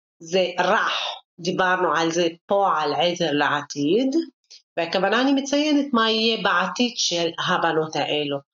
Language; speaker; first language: Hebrew; non-native, local second language; Arabic